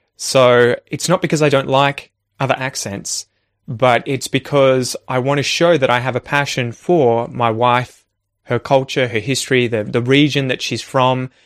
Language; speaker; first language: English; native; English